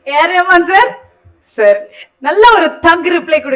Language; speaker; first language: Tamil; native; Tamil